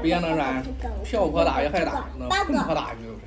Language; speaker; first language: Chinese; native; Chinese